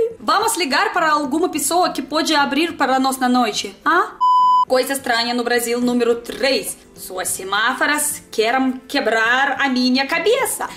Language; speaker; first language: Portuguese; non-native, learner; Russian